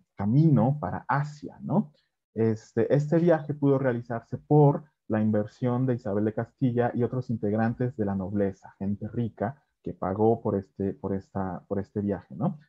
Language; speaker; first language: Spanish; native; Spanish